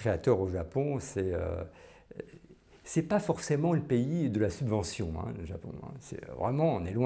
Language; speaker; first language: French; native; French